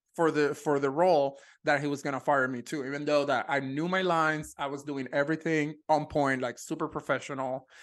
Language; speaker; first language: English; non-native, fluent; Spanish